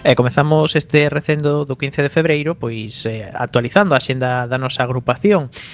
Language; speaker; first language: Galician; native; Galician